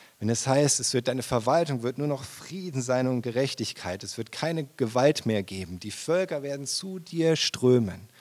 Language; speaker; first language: German; native; German